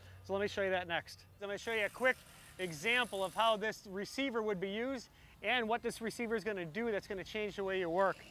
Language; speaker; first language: English; native; English